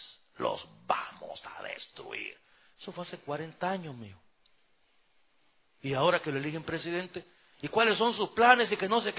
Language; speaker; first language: Spanish; native; Spanish